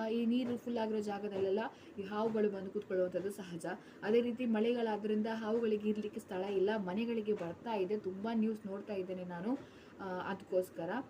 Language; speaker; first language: Kannada; non-native, local second language; Tulu